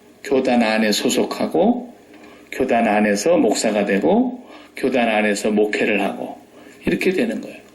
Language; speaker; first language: Korean; native; Korean